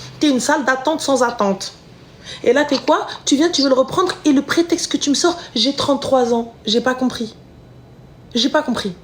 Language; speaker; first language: French; early bilingual, other home language; Arabic